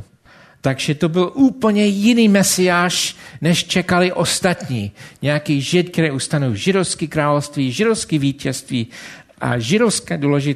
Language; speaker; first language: Czech; non-native, fluent; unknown